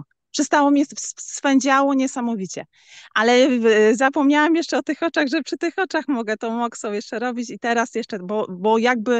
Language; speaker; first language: Polish; native; Polish